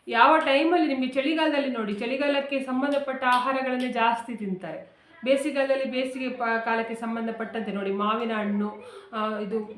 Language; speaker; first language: Kannada; non-native, local second language; Konkani